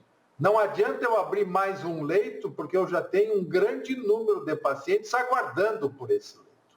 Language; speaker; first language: Portuguese; native; Portuguese